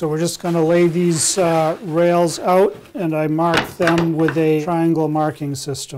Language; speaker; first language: English; native; English